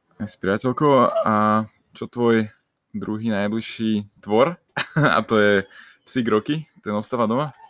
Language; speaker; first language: Slovak; native; Slovak